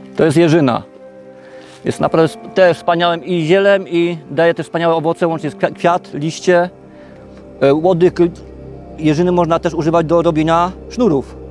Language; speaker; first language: Polish; native; Polish